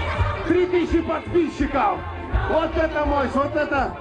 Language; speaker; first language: Russian; native; Russian